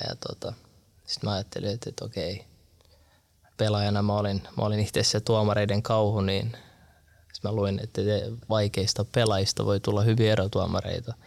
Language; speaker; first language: Finnish; early bilingual, other home language; Arabic